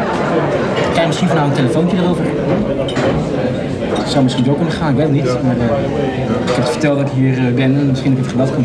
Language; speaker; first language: Dutch; native; Dutch